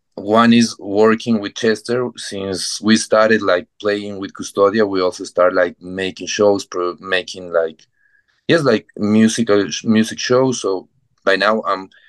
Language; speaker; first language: English; non-native, fluent; Spanish